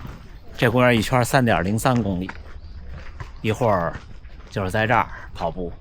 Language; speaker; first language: Chinese; native; Chinese